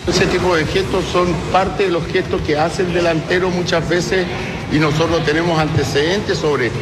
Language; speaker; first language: Spanish; native; Spanish